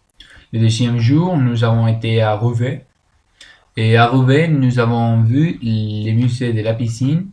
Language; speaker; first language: French; non-native, learner; Spanish